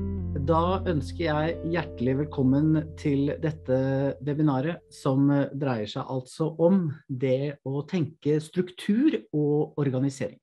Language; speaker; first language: Norwegian; native; Norwegian